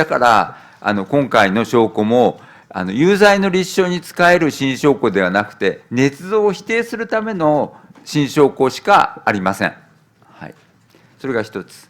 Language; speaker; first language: Japanese; native; Japanese